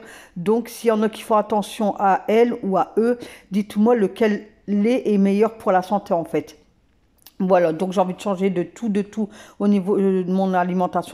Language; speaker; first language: French; native; French